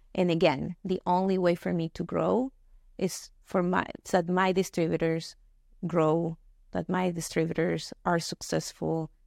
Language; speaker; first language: English; non-native, fluent; Spanish